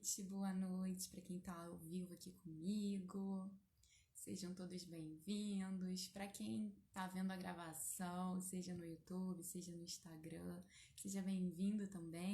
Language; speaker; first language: Portuguese; native; Portuguese